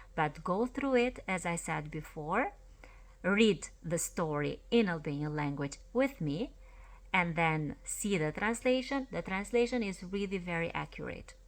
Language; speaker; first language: English; non-native, fluent; Albanian